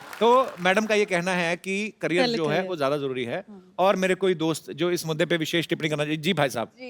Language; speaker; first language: Hindi; non-native, local second language; Punjabi